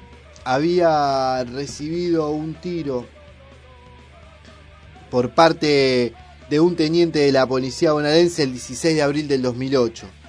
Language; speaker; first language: Spanish; native; Spanish